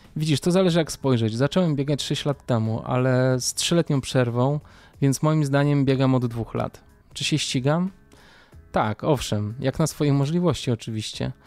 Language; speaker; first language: Polish; native; Polish